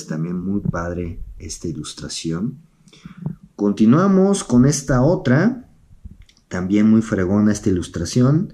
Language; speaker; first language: Spanish; native; Spanish